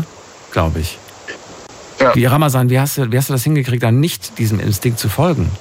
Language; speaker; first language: German; native; German